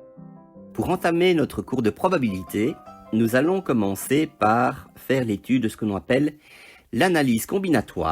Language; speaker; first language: French; native; French